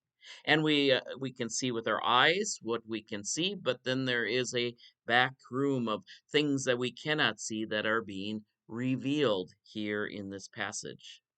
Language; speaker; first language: English; native; English